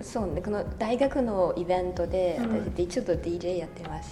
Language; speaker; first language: Japanese; non-native, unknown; Chinese